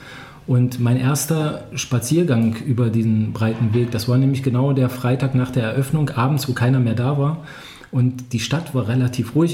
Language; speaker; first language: German; native; German